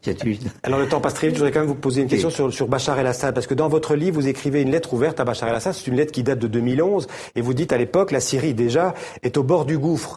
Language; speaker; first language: French; native; French